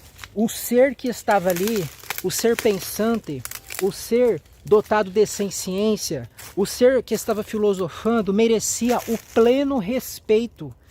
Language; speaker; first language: Portuguese; native; Portuguese